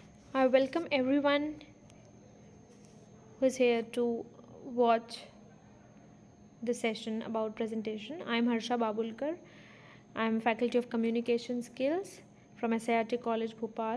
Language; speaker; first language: English; non-native, fluent; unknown